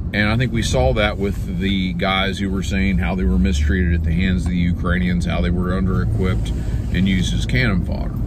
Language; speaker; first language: English; native; English